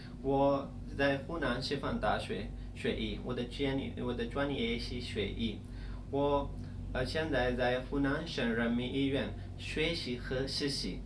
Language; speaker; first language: Chinese; non-native, fluent; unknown